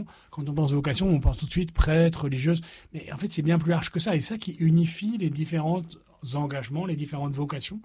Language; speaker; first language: French; native; French